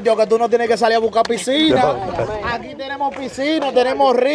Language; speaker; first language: Spanish; native; Spanish